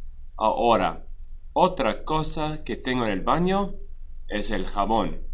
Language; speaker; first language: Spanish; non-native, fluent; English